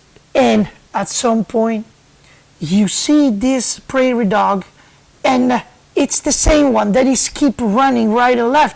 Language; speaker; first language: English; non-native, fluent; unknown